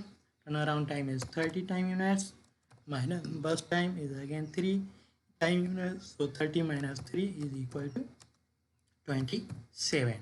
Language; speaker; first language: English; non-native, local second language; Urdu